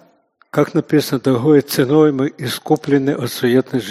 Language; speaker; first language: Russian; native; Russian